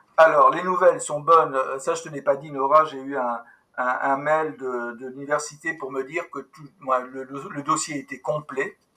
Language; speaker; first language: French; native; French